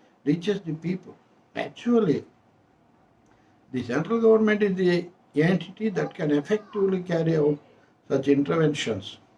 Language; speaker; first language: English; non-native, local second language; Telugu